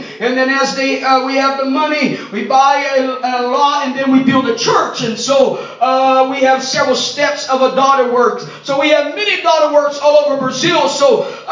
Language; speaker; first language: English; non-native, fluent; Portuguese